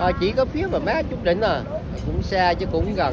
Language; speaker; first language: Vietnamese; native; Vietnamese